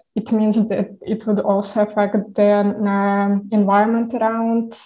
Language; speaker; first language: English; non-native, fluent; Ukrainian